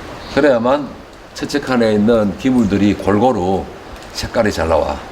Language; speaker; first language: Korean; native; Korean